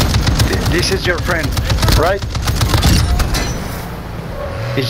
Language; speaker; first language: English; non-native, learner; Spanish